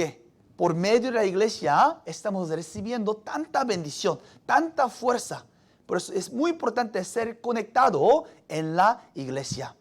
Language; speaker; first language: Spanish; non-native, fluent; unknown